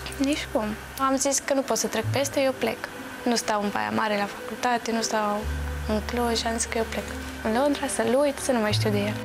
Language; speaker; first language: Romanian; early bilingual, heritage; Romanian